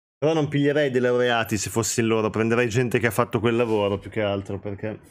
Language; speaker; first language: Italian; early bilingual, other home language; Albanian